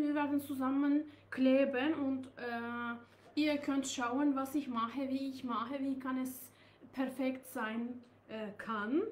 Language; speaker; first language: German; non-native, learner; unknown